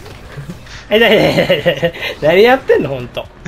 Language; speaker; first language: Japanese; native; Japanese